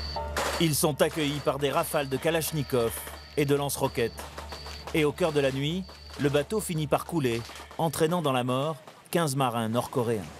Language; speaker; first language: French; native; French